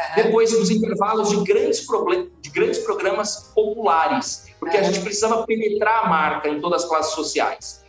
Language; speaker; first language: Portuguese; native; Portuguese